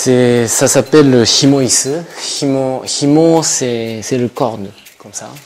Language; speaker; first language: French; non-native, learner; Japanese